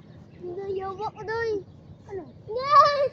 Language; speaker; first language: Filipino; non-native, local second language; Cebuano